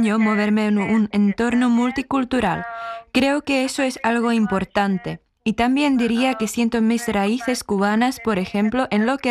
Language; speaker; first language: Spanish; non-native, fluent; Czech